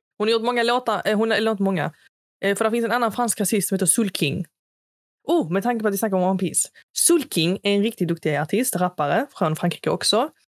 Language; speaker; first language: Swedish; early bilingual, other home language; Arabic